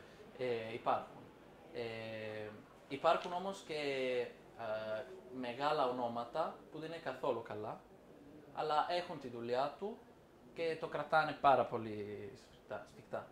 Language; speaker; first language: Greek; non-native, fluent; Italian